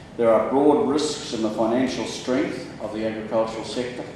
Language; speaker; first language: English; native; English